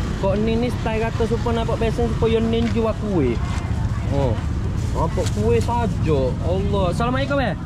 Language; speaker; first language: Malay; native; Malay